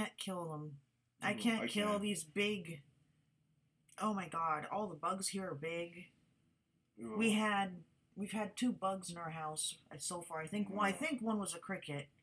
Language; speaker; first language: English; native; English